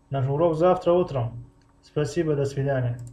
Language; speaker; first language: Russian; non-native, fluent; Tajik